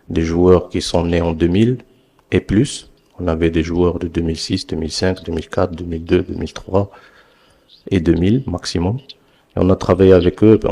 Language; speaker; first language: French; non-native, local second language; Arabic